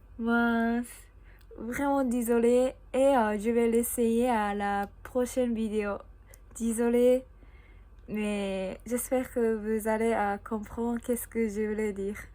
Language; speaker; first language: French; non-native, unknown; Japanese